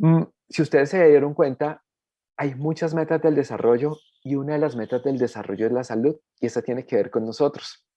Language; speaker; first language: Spanish; native; Spanish